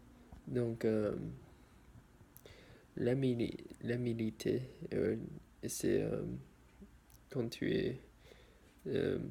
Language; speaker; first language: French; non-native, learner; English